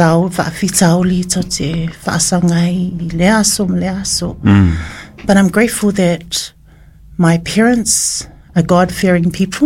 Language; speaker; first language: English; native; English